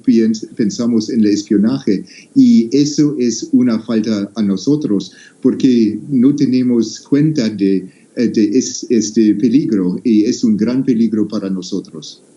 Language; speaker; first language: Spanish; non-native, fluent; English